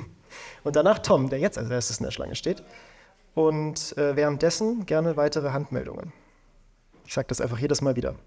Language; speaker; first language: German; native; German